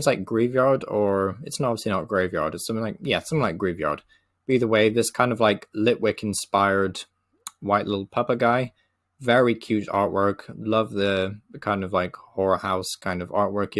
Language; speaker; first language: English; native; English